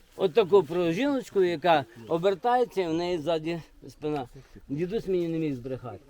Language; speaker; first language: Ukrainian; native; Ukrainian